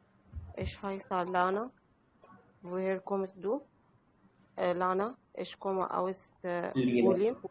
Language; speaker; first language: German; non-native, learner; Arabic